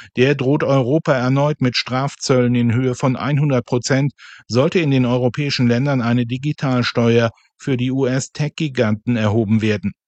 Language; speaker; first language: German; native; German